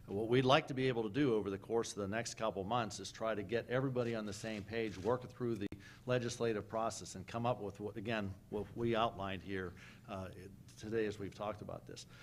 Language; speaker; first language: English; native; English